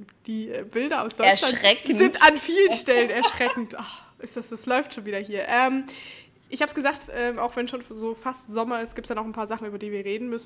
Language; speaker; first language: German; native; German